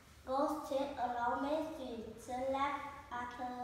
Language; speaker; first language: English; non-native, learner; Vietnamese